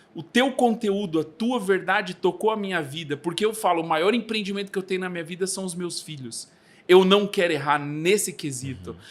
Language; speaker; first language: Portuguese; native; Portuguese